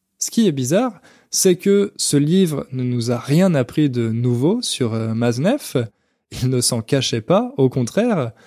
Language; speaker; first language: French; native; French